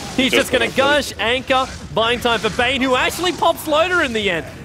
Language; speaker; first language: English; native; English